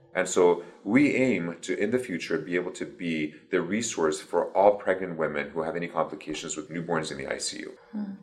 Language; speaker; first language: English; early bilingual, other home language; Persian